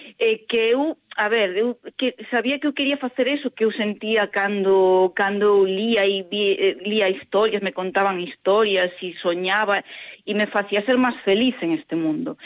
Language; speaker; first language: Galician; native; Galician